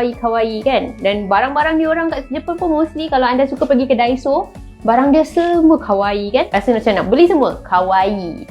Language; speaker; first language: Malay; native; Malay